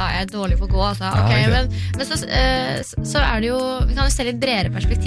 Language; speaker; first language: Norwegian; native; Norwegian